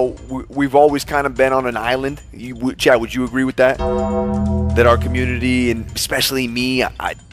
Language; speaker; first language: English; native; English